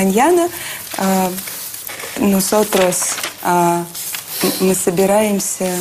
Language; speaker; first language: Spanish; non-native, learner; Russian